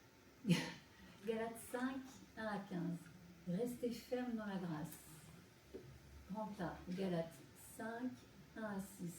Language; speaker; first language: French; native; French